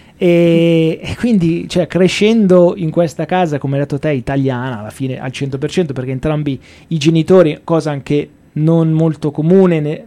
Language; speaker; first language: Italian; native; Italian